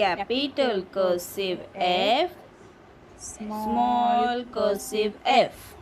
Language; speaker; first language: English; non-native, local second language; Hindi